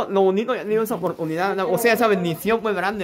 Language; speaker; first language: Spanish; native; Spanish